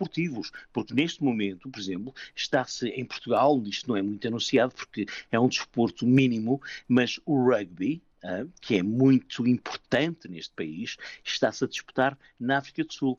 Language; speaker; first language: Portuguese; native; Portuguese